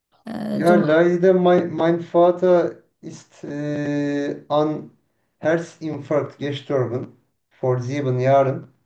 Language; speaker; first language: German; non-native, learner; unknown